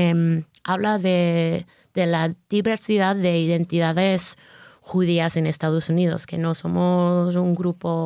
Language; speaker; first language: Spanish; non-native, fluent; English